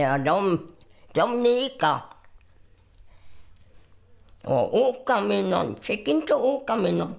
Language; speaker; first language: Swedish; non-native, fluent; German